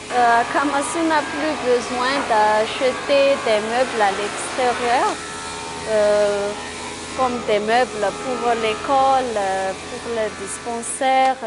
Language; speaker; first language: French; non-native, local second language; Malagasy